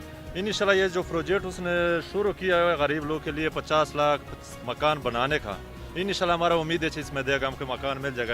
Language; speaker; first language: Hindi; non-native, local second language; Pashto